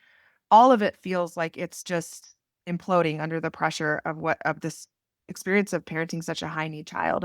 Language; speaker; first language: English; native; English